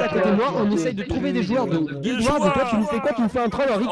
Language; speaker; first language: French; native; French